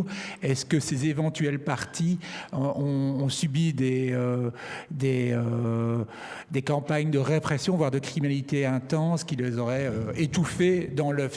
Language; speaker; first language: French; native; French